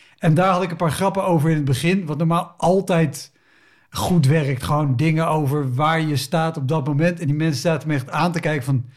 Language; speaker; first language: Dutch; native; Dutch